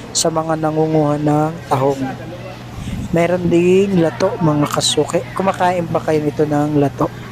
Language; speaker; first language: Filipino; native; Filipino